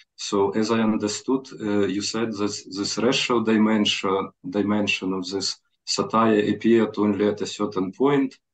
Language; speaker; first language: English; non-native, fluent; Ukrainian